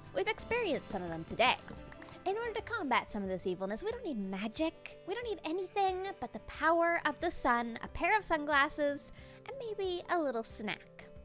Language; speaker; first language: English; native; English